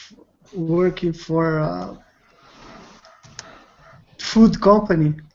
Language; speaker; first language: English; non-native, learner; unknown